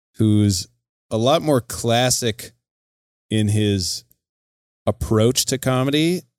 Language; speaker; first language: English; native; English